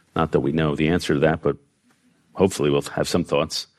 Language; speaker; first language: English; native; English